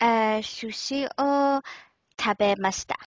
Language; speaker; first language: Japanese; non-native, learner; English